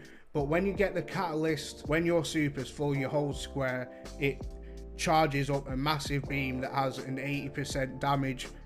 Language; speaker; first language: English; native; English